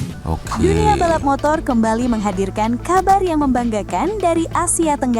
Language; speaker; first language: Indonesian; native; Indonesian